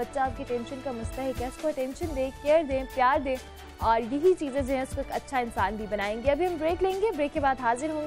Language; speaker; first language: Urdu; native; Urdu